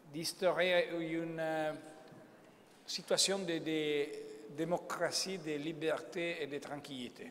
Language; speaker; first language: French; non-native, fluent; Italian